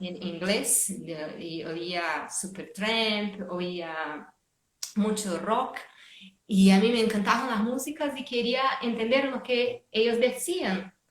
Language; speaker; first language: Spanish; non-native, fluent; Portuguese